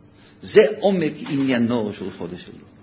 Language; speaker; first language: Hebrew; native; Hebrew